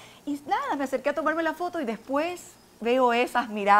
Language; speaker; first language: Spanish; native; Spanish